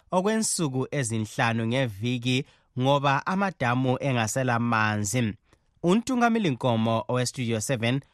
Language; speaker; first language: Zulu; native; Zulu